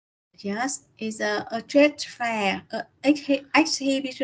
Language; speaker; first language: English; non-native, learner; Vietnamese